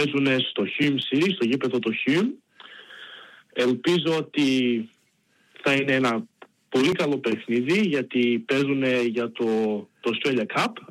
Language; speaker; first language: Greek; early bilingual, heritage; Greek